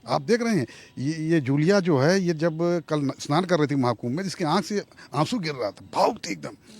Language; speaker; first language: Hindi; native; Hindi